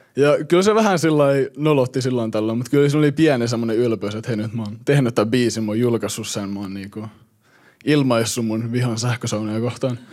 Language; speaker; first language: Finnish; early bilingual, heritage; Finnish